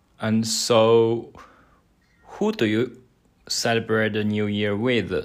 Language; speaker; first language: English; non-native, learner; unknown